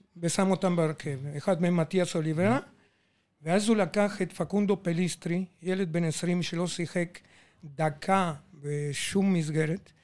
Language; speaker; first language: Hebrew; non-native, fluent; Spanish